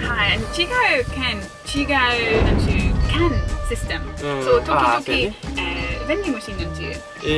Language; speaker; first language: Japanese; non-native, learner; English